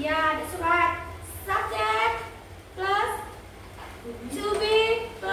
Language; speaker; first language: English; non-native, learner; Indonesian